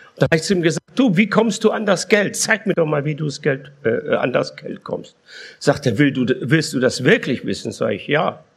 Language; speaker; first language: German; early bilingual, other home language; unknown